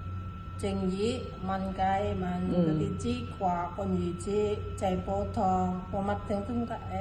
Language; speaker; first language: Cantonese; non-native, learner; Indonesian